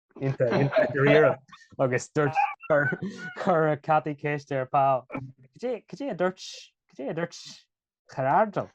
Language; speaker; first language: Irish; native; Irish